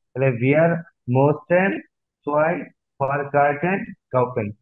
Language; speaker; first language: German; non-native, fluent; Bangla